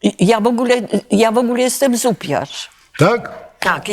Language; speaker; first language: Polish; native; Polish